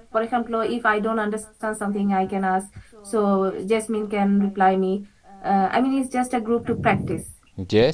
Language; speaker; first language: English; non-native, fluent; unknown